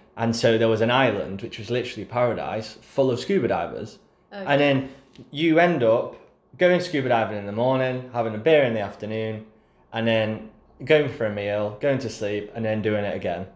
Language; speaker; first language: English; native; English